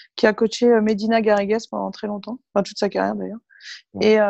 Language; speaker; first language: French; native; French